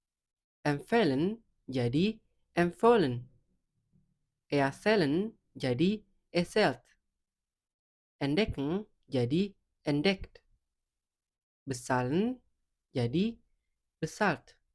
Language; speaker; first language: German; non-native, fluent; Indonesian